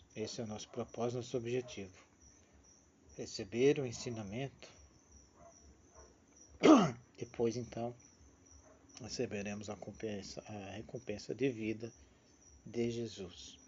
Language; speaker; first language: Portuguese; native; Portuguese